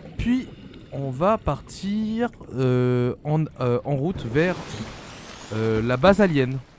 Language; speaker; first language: French; native; French